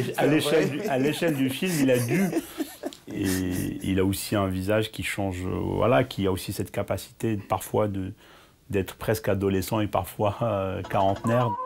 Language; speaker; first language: French; early bilingual, other home language; Arabic